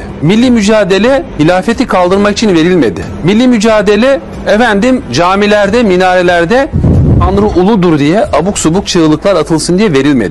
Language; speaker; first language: Turkish; native; Turkish